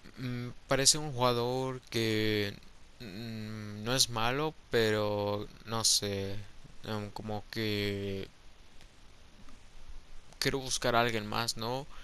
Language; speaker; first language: Spanish; early bilingual, heritage; Spanish